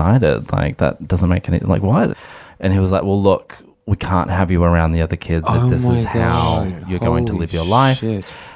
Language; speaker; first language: English; native; English